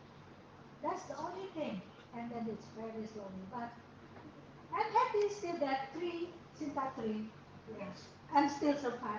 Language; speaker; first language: English; non-native, learner; Indonesian